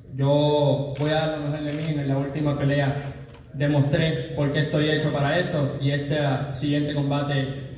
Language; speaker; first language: Spanish; native; Spanish